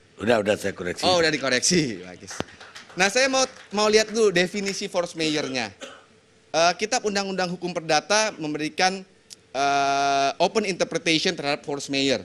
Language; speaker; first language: Indonesian; native; Indonesian